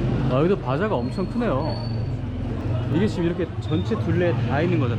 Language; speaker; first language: Korean; native; Korean